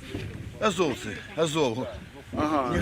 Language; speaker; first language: Russian; native; Russian